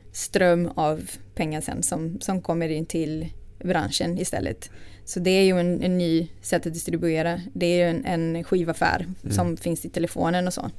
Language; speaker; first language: Swedish; non-native, fluent; Portuguese